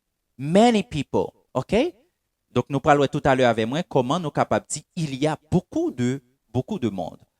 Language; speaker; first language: French; non-native, local second language; Haitian Creole